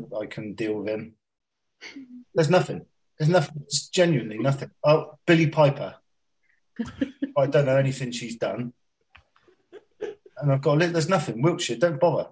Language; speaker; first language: English; native; English